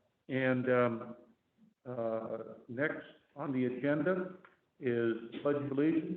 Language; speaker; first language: English; native; English